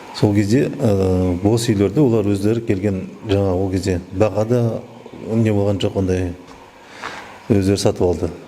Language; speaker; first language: Kazakh; native; Kazakh